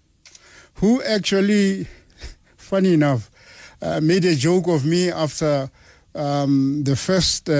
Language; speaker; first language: English; non-native, local second language; Tswana